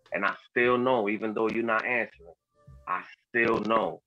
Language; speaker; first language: English; early bilingual, other home language; Spanish